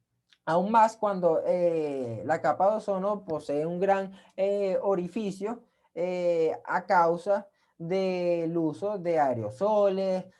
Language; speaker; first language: Spanish; native; Spanish